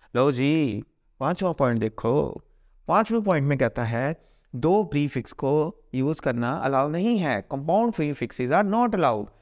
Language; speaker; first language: Hindi; native; Hindi